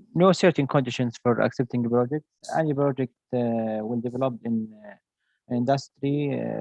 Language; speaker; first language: English; non-native, learner; Arabic